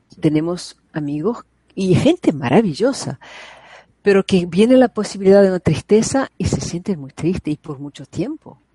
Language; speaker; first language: Spanish; non-native, fluent; Portuguese